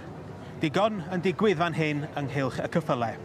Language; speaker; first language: Welsh; native; Welsh